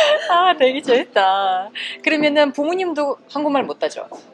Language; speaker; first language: Korean; non-native, fluent; Russian